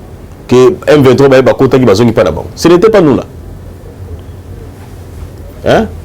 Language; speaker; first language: French; non-native, local second language; Lingala